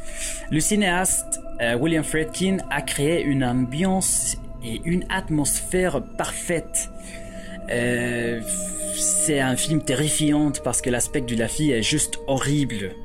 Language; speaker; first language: French; non-native, fluent; Spanish